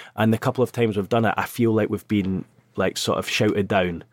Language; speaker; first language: English; native; English